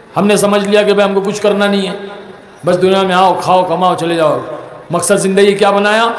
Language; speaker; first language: Urdu; native; Urdu